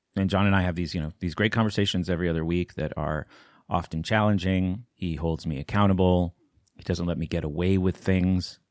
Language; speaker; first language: English; native; English